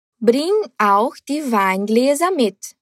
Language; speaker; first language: German; non-native, fluent; Portuguese